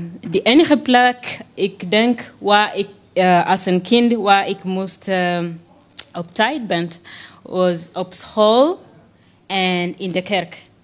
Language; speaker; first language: Dutch; non-native, learner; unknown